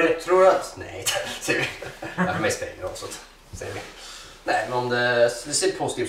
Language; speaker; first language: Swedish; native; Swedish